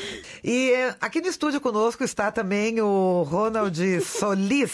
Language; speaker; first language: Portuguese; native; Portuguese